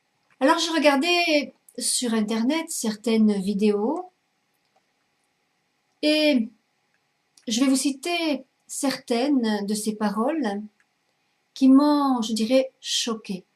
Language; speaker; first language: French; native; French